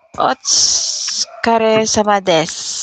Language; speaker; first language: Japanese; non-native, learner; Filipino